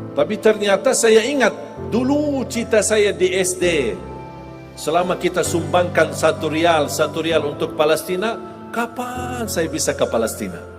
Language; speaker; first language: Indonesian; non-native, fluent; Arabic